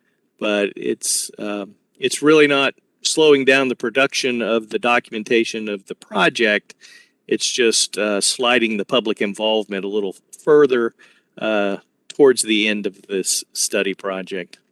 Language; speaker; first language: English; native; English